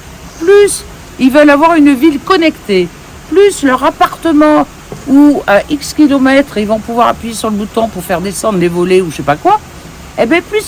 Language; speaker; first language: French; native; French